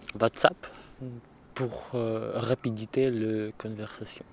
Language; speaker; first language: French; non-native, learner; Russian